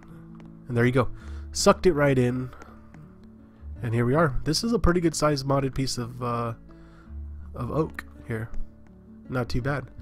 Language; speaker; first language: English; native; English